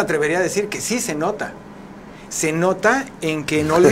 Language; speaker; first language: Spanish; native; Spanish